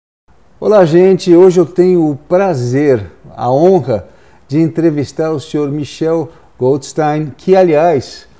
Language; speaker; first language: Portuguese; native; Portuguese